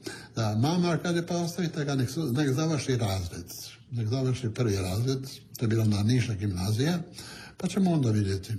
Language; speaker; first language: Serbian; non-native, local second language; Italian